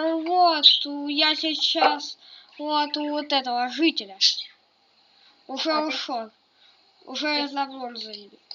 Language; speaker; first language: Russian; native; Russian